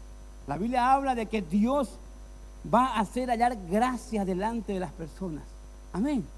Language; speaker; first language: Spanish; native; Spanish